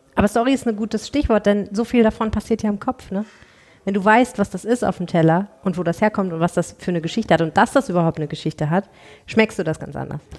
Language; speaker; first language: German; native; German